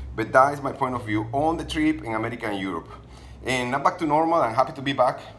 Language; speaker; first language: English; non-native, fluent; Spanish